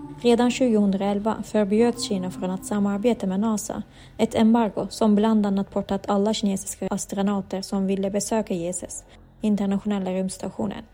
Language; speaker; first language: Swedish; native; Swedish